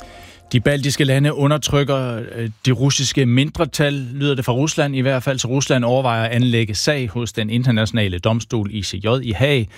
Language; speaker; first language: Danish; native; Danish